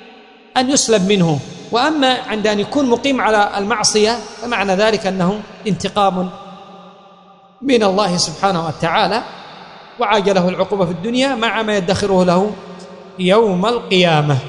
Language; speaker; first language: Arabic; native; Arabic